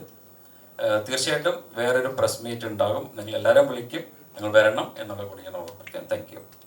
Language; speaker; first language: Malayalam; native; Malayalam